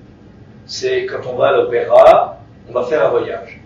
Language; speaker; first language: French; native; French